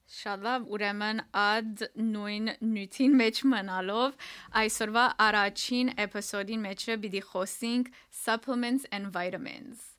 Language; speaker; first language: Armenian; early bilingual, heritage; Armenian